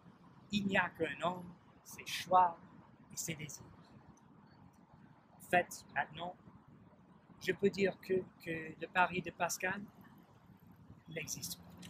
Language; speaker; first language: French; non-native, learner; English